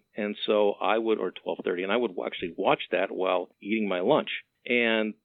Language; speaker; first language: English; native; English